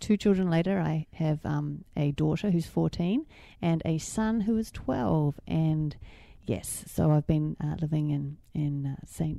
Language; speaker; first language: English; native; English